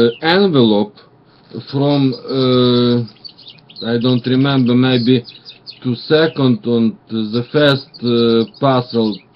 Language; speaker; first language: English; non-native, learner; Russian